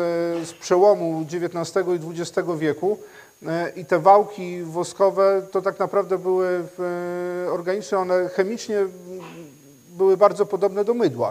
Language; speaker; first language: Polish; native; Polish